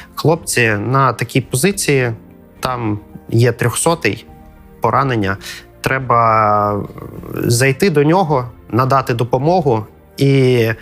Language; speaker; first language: Ukrainian; native; Ukrainian